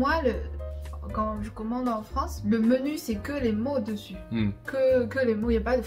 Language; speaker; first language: French; non-native, fluent; Chinese